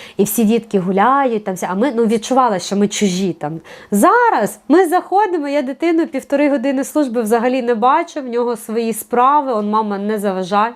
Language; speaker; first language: Ukrainian; native; Ukrainian